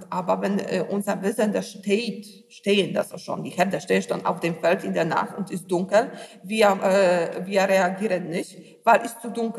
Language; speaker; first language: German; non-native, learner; Polish